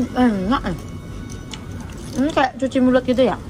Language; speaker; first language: Indonesian; non-native, local second language; Javanese